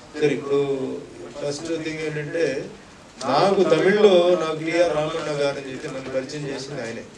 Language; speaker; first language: Telugu; non-native, fluent; Tulu